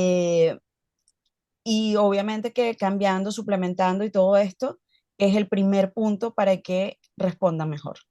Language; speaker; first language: Spanish; native; Spanish